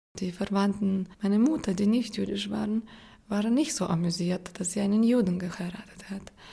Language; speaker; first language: German; non-native, fluent; Russian